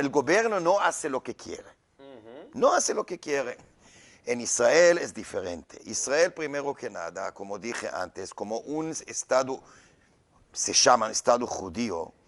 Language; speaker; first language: Spanish; non-native, learner; Hebrew